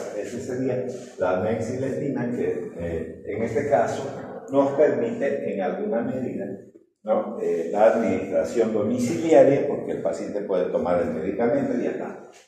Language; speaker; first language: Spanish; native; Spanish